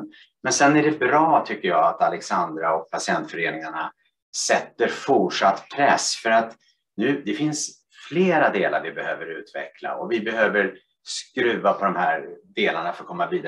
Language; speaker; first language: Swedish; native; Swedish